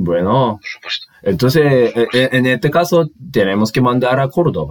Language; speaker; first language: Spanish; non-native, learner; Japanese